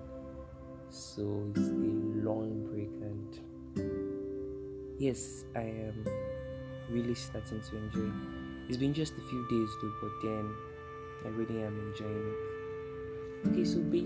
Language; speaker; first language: English; non-native, local second language; Yoruba